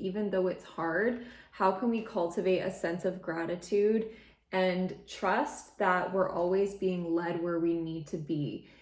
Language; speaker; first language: English; native; English